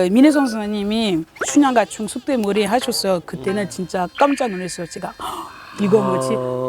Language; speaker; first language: Korean; non-native, fluent; French